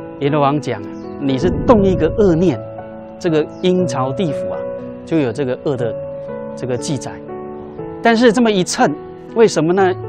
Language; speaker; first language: Chinese; native; Chinese